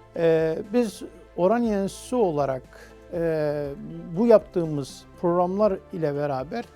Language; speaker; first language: Turkish; native; Turkish